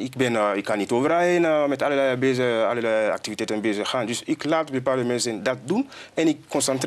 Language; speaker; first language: Dutch; non-native, fluent; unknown